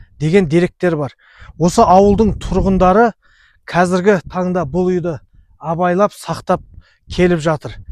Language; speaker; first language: Kazakh; native; Kazakh